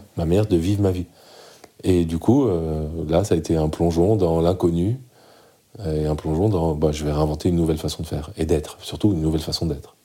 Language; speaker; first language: French; early bilingual, other home language; Arabic